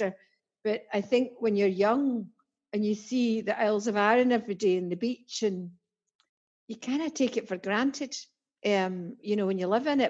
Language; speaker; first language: English; native; English